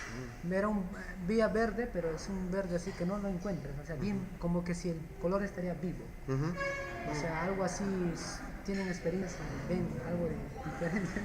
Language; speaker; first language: Spanish; native; Spanish